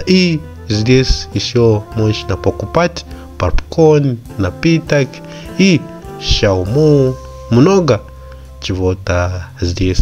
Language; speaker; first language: Russian; non-native, learner; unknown